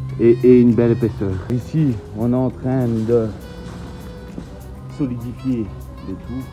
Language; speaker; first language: French; native; French